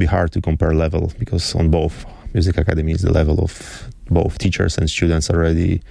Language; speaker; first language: English; non-native, fluent; Polish